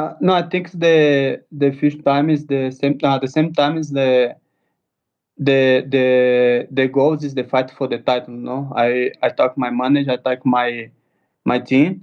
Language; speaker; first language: English; non-native, learner; Portuguese